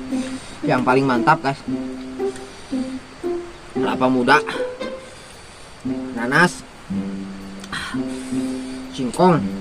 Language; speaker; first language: Indonesian; non-native, local second language; Sundanese